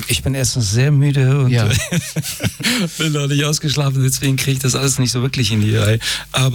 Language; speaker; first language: German; early bilingual, other home language; Persian